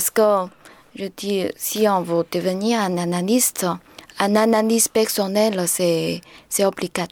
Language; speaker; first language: French; non-native, learner; Chinese